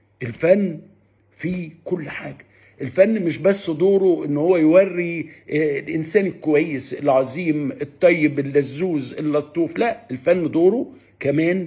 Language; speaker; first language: Arabic; native; Arabic